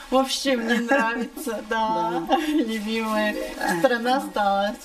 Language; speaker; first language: Russian; non-native, learner; Korean